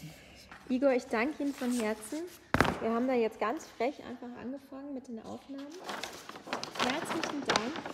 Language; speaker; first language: German; native; German